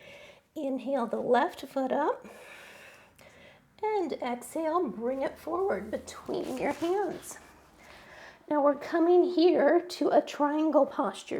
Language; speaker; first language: English; native; English